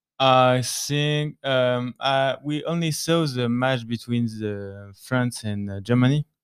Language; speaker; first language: English; non-native, learner; French